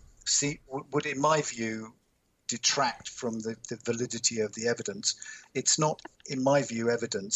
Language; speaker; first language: English; native; English